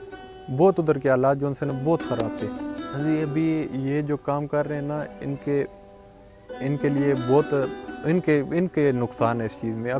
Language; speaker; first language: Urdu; early bilingual, other home language; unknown